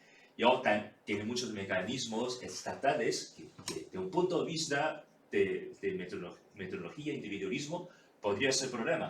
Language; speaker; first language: Spanish; non-native, fluent; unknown